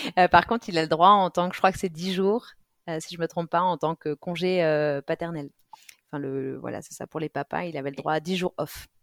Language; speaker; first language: French; native; French